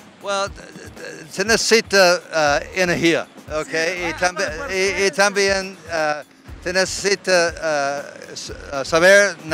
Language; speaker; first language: Spanish; non-native, learner; English